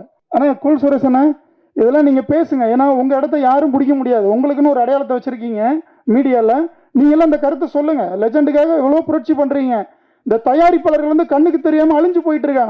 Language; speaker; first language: Tamil; native; Tamil